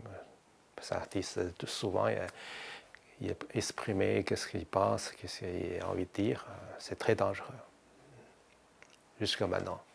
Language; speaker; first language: French; non-native, learner; Chinese